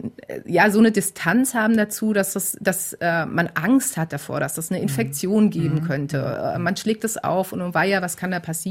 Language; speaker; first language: German; native; German